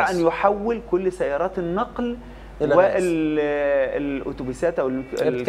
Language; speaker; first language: Arabic; native; Arabic